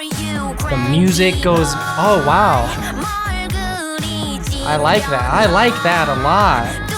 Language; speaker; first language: English; native; English